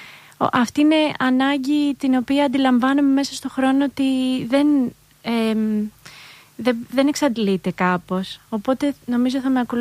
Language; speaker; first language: Greek; native; Greek